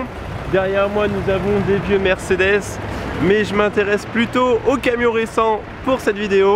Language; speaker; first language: French; native; French